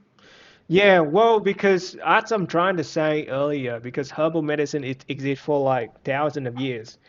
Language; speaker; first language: English; non-native, fluent; Vietnamese